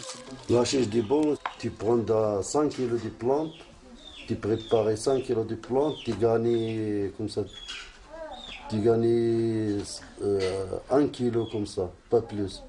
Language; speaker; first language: French; non-native, local second language; Arabic